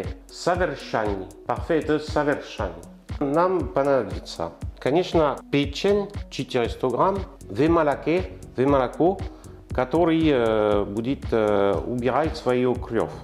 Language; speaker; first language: Russian; non-native, learner; French